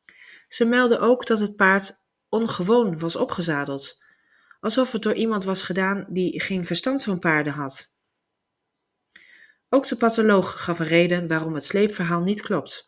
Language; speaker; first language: Dutch; native; Dutch